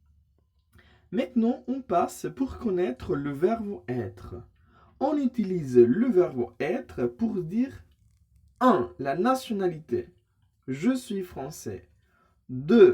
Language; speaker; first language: French; non-native, fluent; Spanish